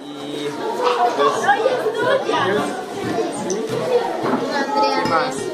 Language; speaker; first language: Spanish; non-native, learner; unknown